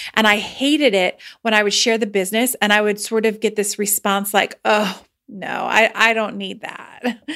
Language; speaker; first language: English; native; English